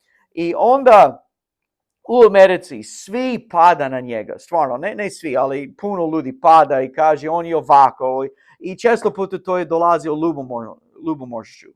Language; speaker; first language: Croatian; non-native, learner; English